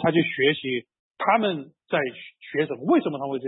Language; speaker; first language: Chinese; native; Chinese